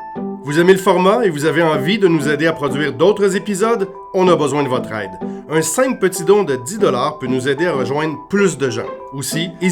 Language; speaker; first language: French; native; French